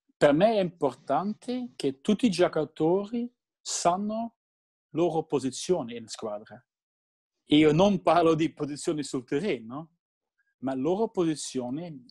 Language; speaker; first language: Italian; non-native, learner; Dutch